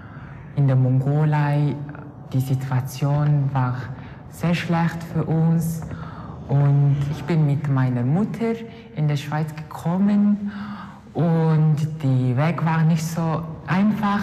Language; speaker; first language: German; non-native, learner; Mongolian